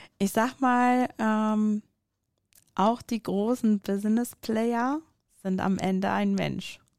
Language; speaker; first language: German; non-native, fluent; Persian